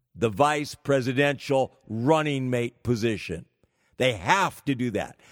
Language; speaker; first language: English; native; English